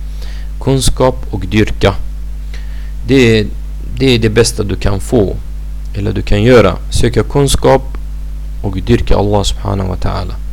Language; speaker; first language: Swedish; non-native, fluent; Arabic